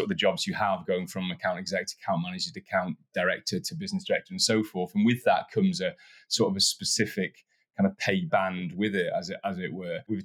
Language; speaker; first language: English; native; English